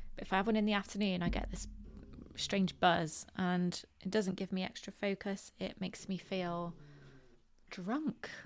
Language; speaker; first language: English; native; English